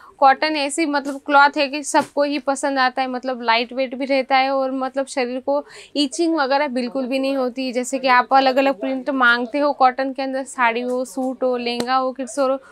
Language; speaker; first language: Hindi; native; Hindi